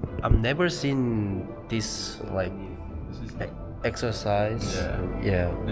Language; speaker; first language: English; non-native, learner; Korean